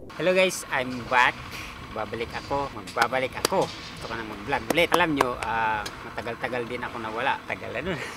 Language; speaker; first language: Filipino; native; Filipino